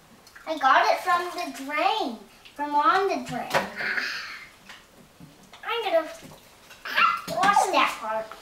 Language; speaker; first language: English; native; English